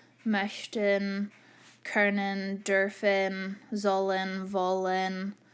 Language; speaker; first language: German; non-native, fluent; English